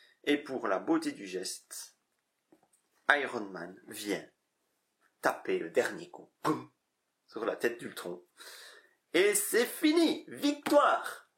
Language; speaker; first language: French; native; French